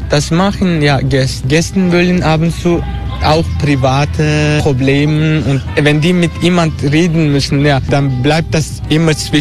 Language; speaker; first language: German; non-native, learner; Turkish